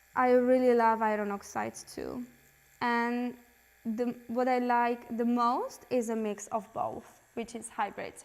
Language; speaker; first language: English; non-native, fluent; Slovak